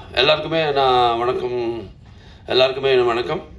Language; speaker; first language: Tamil; non-native, local second language; Telugu